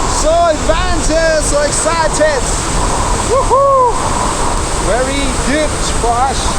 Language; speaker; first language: English; non-native, learner; Lao